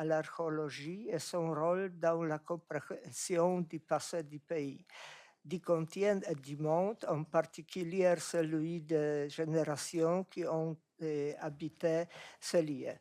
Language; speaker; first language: French; non-native, fluent; Polish